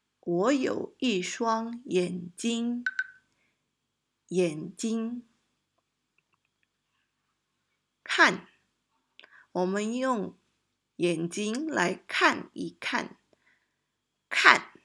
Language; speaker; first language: Chinese; non-native, local second language; Malay